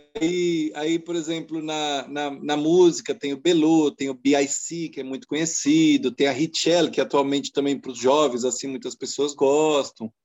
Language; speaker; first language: Portuguese; native; Portuguese